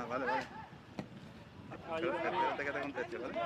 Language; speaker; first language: Spanish; native; Spanish